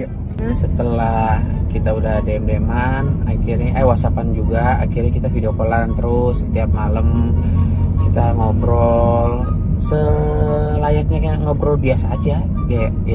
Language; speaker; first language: Indonesian; native; Indonesian